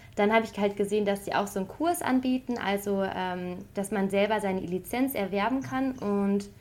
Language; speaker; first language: German; native; German